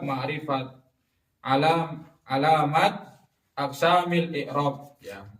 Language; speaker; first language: Arabic; non-native, fluent; Indonesian